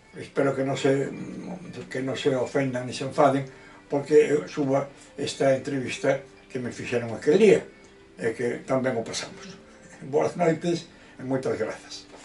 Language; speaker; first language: Galician; non-native, local second language; Spanish